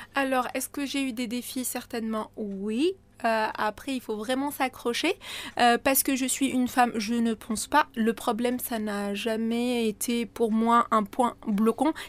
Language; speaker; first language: French; non-native, local second language; Arabic